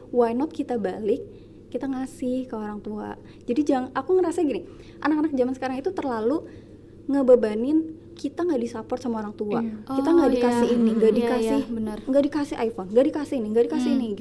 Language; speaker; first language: Indonesian; native; Indonesian